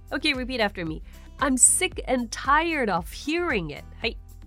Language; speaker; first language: English; non-native, fluent; Japanese